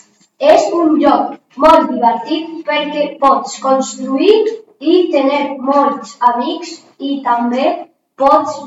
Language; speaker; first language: Catalan; non-native, local second language; Spanish